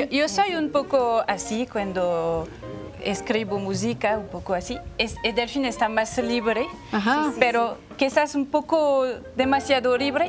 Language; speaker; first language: Spanish; non-native, learner; French